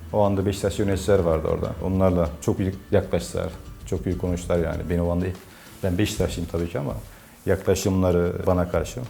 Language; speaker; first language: Turkish; native; Turkish